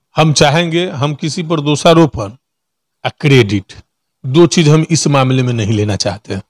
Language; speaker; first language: Hindi; native; Hindi